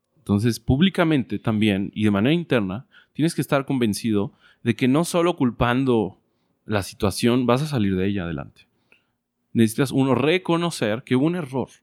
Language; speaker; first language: Spanish; native; Spanish